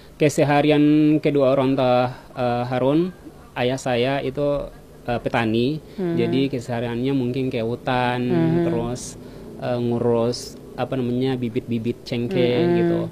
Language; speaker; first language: Indonesian; native; Indonesian